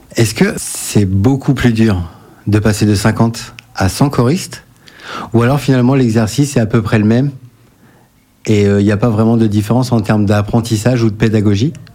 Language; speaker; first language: French; native; French